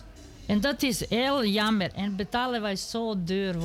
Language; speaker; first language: Dutch; non-native, learner; Serbian